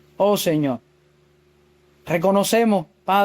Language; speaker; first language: Spanish; native; Spanish